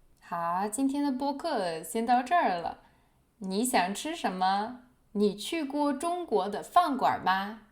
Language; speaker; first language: Chinese; non-native, fluent; Polish